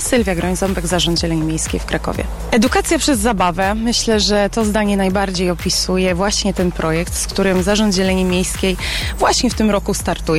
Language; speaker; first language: Polish; native; Polish